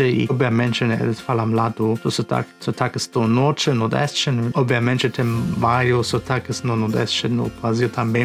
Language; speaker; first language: Portuguese; non-native, fluent; Spanish